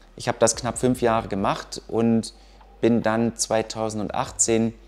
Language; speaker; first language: German; native; German